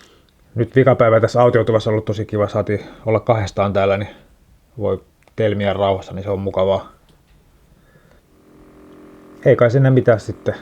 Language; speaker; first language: Finnish; native; Finnish